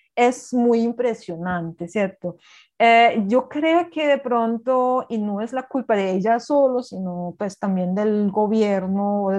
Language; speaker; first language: Spanish; non-native, fluent; German